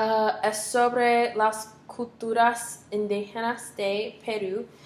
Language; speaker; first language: Spanish; non-native, learner; English